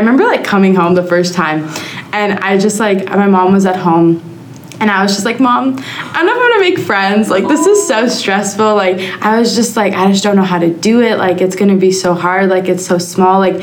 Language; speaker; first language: English; native; English